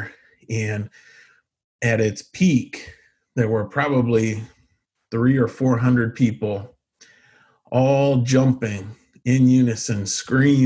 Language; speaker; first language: English; native; English